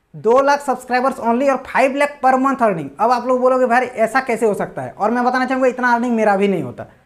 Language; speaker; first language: Hindi; native; Hindi